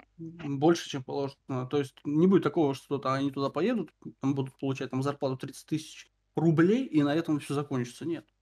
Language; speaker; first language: Russian; native; Russian